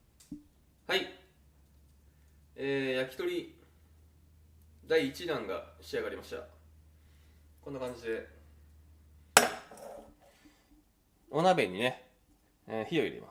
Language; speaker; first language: Japanese; native; Japanese